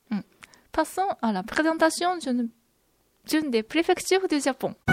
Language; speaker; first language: French; non-native, fluent; Japanese